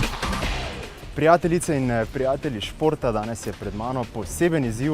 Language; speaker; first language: Slovenian; native; Slovenian